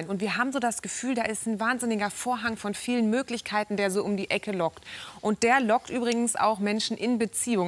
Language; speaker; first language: German; native; German